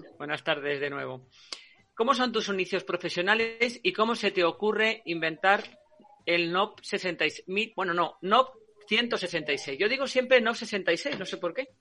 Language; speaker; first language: Spanish; native; Spanish